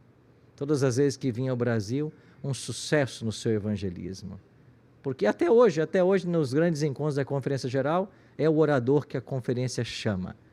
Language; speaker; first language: Portuguese; native; Portuguese